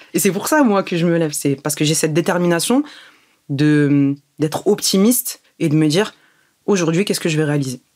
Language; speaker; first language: French; early bilingual, other home language; Arabic